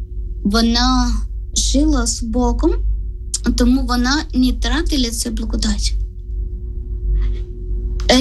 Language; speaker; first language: Ukrainian; non-native, learner; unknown